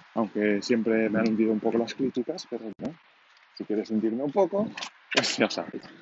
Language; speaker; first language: Spanish; non-native, local second language; Catalan